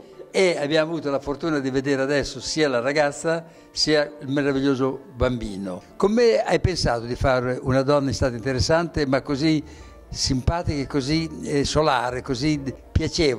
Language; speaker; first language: Italian; native; Italian